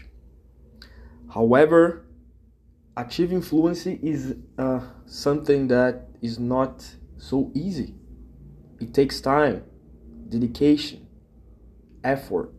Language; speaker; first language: English; non-native, fluent; Portuguese